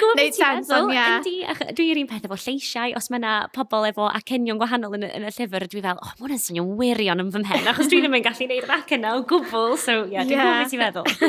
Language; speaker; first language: Welsh; non-native, local second language; English